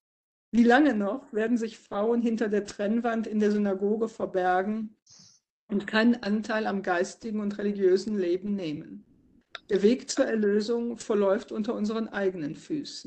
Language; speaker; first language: German; native; German